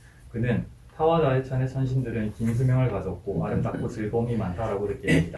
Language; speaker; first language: Korean; native; Korean